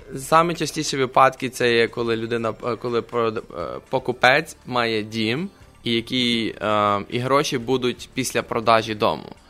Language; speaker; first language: Ukrainian; native; Ukrainian